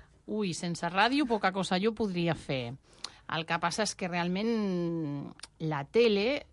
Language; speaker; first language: Catalan; non-native, local second language; Spanish